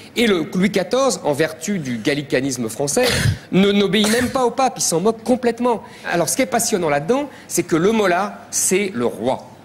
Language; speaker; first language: French; native; French